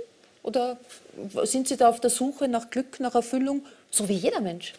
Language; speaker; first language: German; native; German